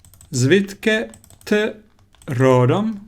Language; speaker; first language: Ukrainian; non-native, learner; Finnish